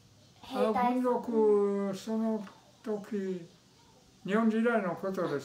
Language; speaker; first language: Japanese; non-native, local second language; Min Nan Chinese